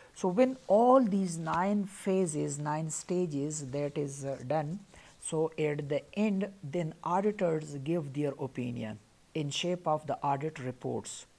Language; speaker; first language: English; non-native, local second language; Pashto